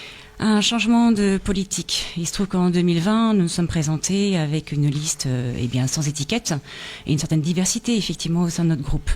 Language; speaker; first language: French; native; French